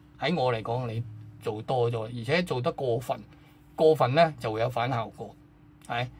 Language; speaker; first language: Chinese; non-native, local second language; Cantonese